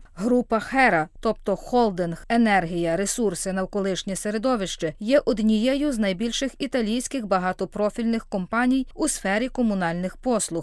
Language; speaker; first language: Ukrainian; native; Ukrainian